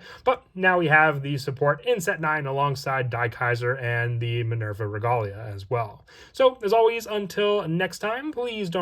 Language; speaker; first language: English; native; English